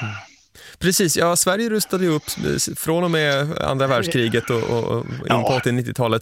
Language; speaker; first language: Swedish; native; Swedish